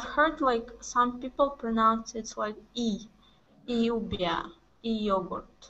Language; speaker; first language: English; non-native, fluent; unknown